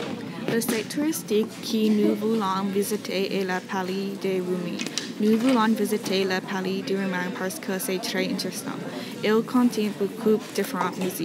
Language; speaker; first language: French; non-native, learner; English